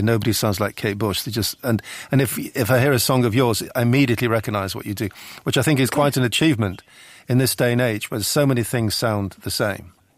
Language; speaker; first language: English; native; English